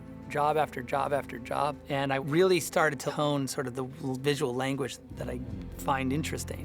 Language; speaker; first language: English; native; English